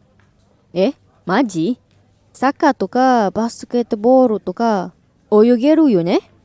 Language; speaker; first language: Japanese; non-native, fluent; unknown